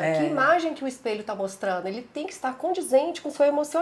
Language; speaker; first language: Portuguese; native; Portuguese